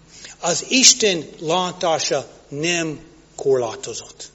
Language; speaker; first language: Hungarian; non-native, fluent; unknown